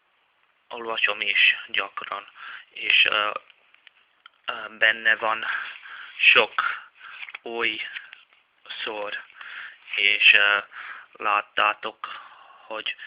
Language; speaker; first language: Hungarian; non-native, learner; Czech